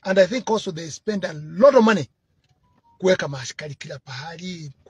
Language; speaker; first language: English; non-native, local second language; Swahili